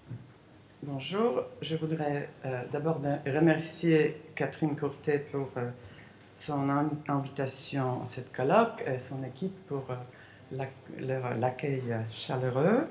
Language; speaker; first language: French; non-native, fluent; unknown